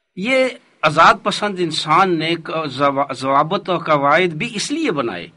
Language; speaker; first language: Hindi; native; Hindi